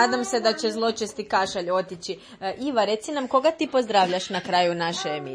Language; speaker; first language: Serbian; native; Serbian